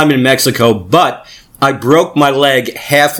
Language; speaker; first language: English; native; English